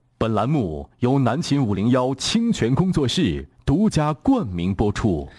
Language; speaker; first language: Chinese; native; Chinese